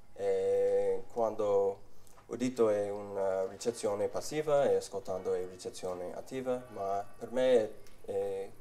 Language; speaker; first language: Italian; non-native, learner; English